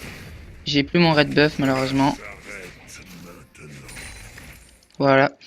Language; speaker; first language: French; native; French